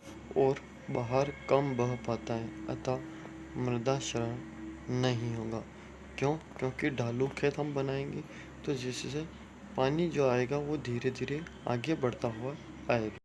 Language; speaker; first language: Hindi; native; Hindi